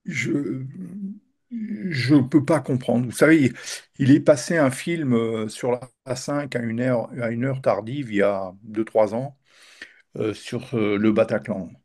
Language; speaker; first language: French; native; French